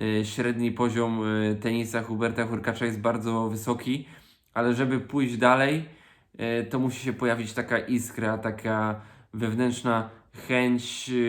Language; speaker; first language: Polish; native; Polish